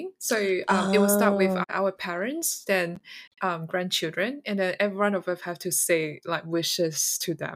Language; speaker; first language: English; non-native, local second language; Chinese